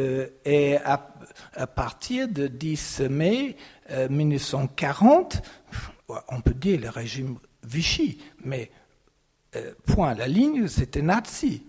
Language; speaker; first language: French; non-native, fluent; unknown